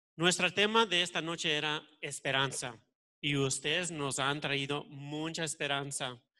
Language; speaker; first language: Spanish; early bilingual, heritage; Spanish